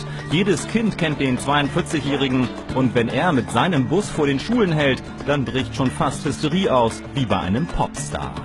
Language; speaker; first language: German; native; German